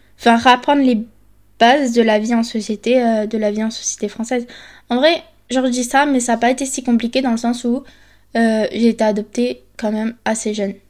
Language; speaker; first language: French; early bilingual, other home language; Spanish